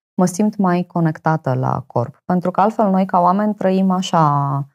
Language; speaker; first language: Romanian; native; Romanian